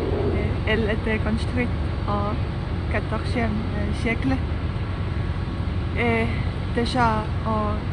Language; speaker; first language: French; non-native, learner; Estonian